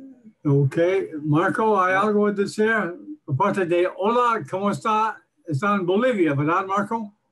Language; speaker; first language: Spanish; non-native, learner; English